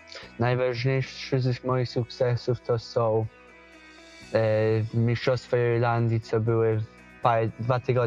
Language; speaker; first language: Polish; early bilingual, heritage; Polish